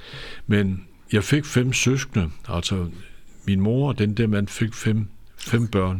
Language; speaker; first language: Danish; native; Danish